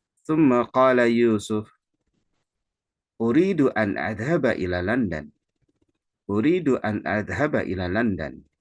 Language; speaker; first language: Arabic; non-native, fluent; Indonesian